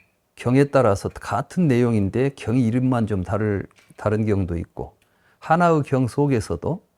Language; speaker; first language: Korean; native; Korean